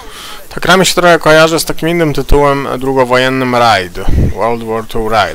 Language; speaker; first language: Polish; native; Polish